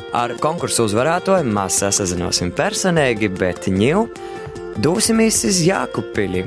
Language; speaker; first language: Latvian; native; Latvian